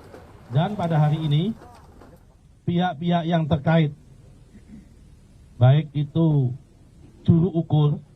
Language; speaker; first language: Indonesian; native; Indonesian